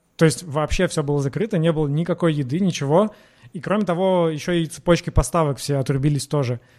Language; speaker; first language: Russian; native; Russian